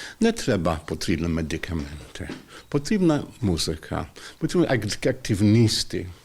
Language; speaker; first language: Polish; non-native, learner; English